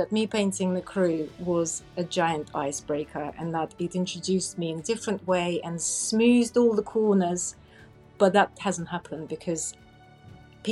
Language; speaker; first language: English; non-native, fluent; Russian